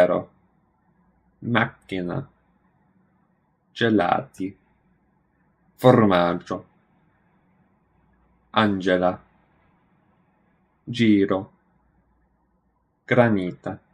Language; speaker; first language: Italian; non-native, learner; English